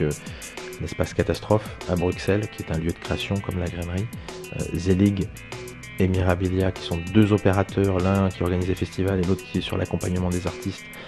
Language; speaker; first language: French; native; French